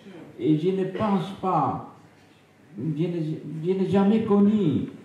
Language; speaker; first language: French; non-native, fluent; Spanish